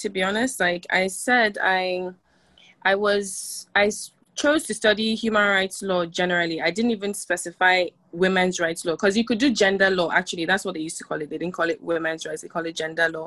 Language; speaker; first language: English; non-native, local second language; Igbo